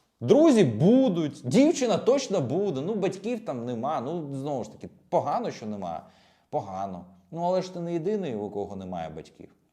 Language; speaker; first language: Ukrainian; non-native, local second language; Russian